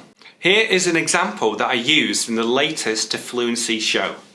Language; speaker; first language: English; native; English